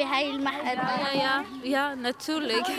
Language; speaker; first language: Dutch; non-native, learner; Arabic